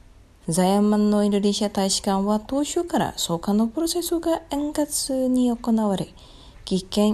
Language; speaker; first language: Japanese; non-native, fluent; Indonesian